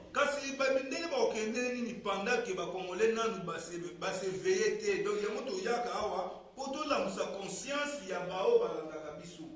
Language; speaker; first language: Lingala; non-native, local second language; Kongo